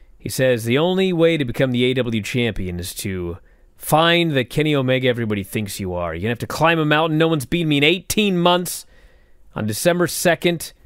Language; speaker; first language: English; native; English